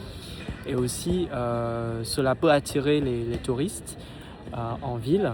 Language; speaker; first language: French; non-native, fluent; Vietnamese